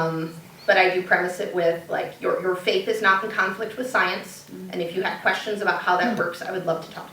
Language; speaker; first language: English; native; English